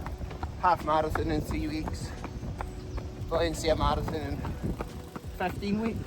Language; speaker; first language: English; native; English